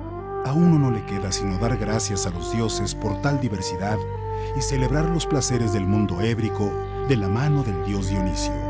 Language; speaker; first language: Spanish; native; Spanish